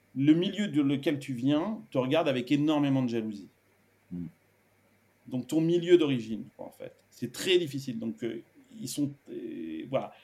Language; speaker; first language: French; early bilingual, other home language; Spanish